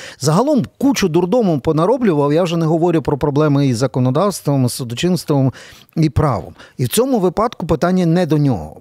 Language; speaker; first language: Ukrainian; native; Ukrainian